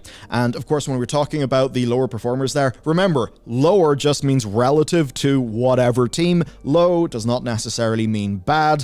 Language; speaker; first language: English; native; English